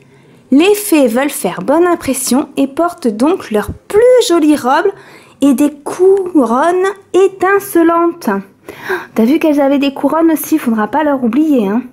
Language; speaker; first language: French; native; French